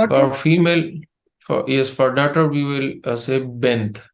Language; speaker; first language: English; non-native, fluent; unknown